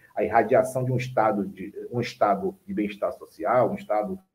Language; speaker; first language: Portuguese; native; Portuguese